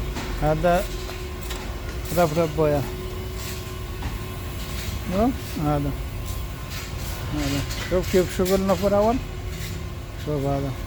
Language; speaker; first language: Arabic; non-native, learner; Bangla